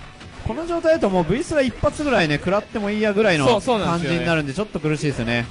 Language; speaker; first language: Japanese; native; Japanese